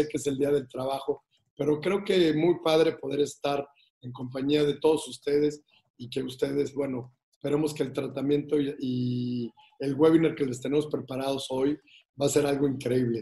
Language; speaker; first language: Spanish; native; Spanish